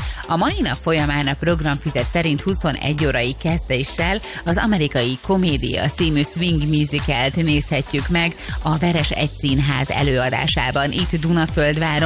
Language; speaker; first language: Hungarian; native; Hungarian